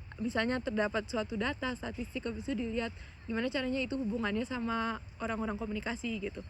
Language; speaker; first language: Indonesian; native; Indonesian